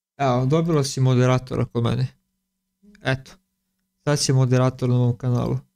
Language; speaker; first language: Bosnian; early bilingual, heritage; Bosnian